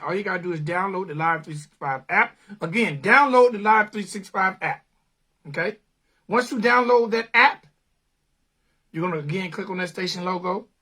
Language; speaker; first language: English; native; English